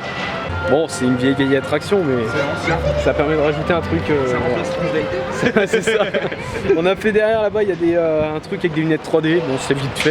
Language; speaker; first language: French; native; French